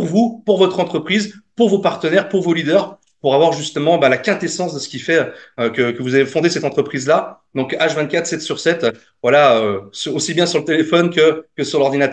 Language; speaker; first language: French; native; French